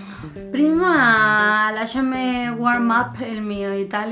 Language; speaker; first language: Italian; non-native, learner; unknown